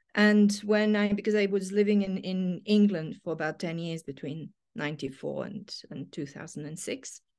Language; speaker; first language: English; non-native, fluent; Serbian